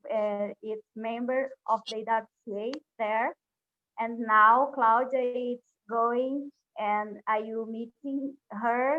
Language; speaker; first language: English; non-native, learner; Portuguese